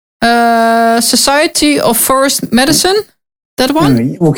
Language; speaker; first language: English; non-native, learner; Dutch